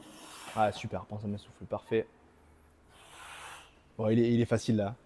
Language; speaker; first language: French; native; French